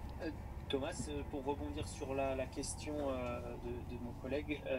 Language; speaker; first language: French; native; French